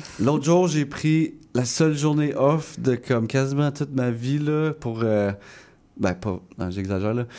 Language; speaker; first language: French; non-native, local second language; English